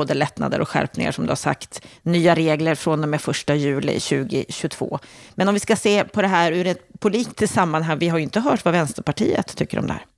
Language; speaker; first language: Swedish; native; Swedish